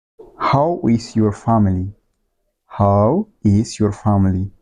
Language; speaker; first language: English; non-native, local second language; Oromo